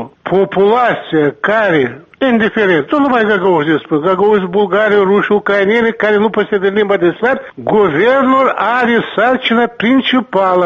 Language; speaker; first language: Romanian; non-native, local second language; Gagauz